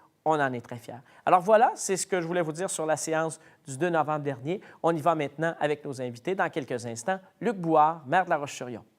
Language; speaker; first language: French; native; French